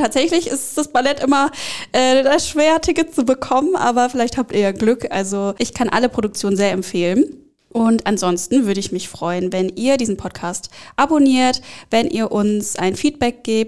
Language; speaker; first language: German; native; German